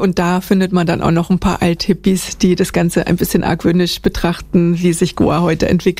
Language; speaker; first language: German; native; German